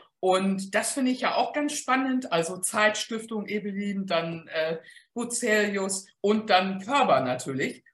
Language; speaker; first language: German; native; German